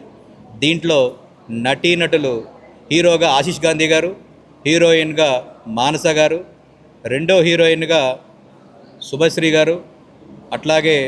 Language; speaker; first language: Telugu; native; Telugu